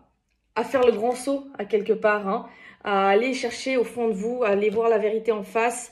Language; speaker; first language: French; native; French